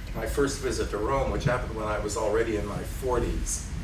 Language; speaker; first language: English; native; English